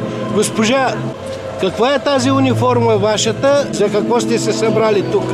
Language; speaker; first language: Bulgarian; non-native, fluent; Russian